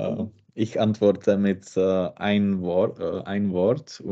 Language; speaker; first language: German; non-native, learner; Czech